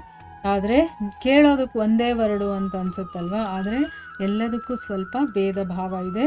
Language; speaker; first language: Kannada; native; Kannada